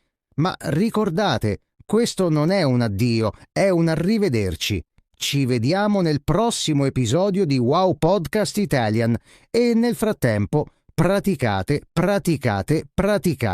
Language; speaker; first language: Italian; non-native, fluent; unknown